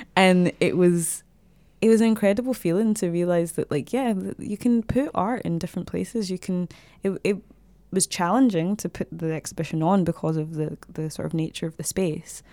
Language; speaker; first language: English; native; English